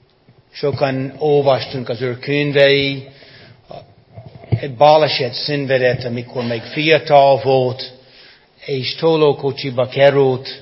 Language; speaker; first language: Hungarian; non-native, fluent; English